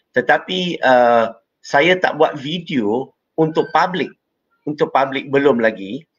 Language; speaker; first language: Malay; non-native, local second language; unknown